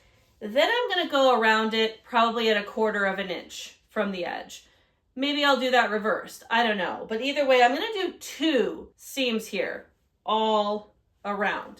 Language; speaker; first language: English; native; English